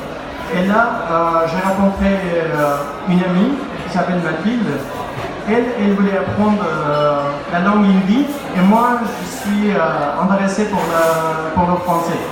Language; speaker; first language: French; non-native, learner; Pashto